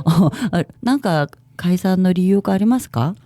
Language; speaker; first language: Japanese; non-native, learner; Korean